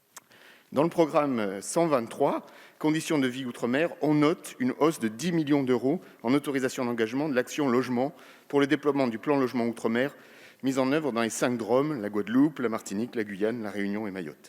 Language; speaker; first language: French; native; French